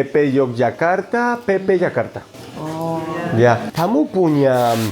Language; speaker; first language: Indonesian; non-native, learner; Spanish